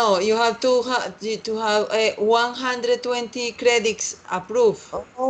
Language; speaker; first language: English; non-native, learner; Spanish